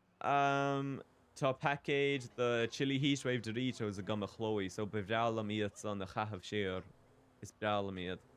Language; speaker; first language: Irish; native; Irish